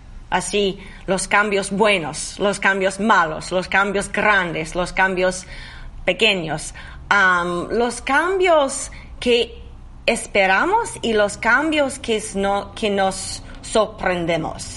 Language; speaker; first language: Spanish; non-native, learner; English